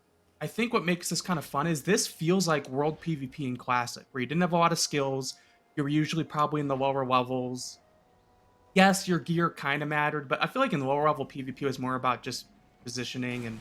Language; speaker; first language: English; native; English